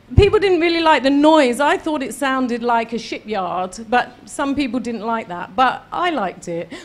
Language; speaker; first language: English; native; English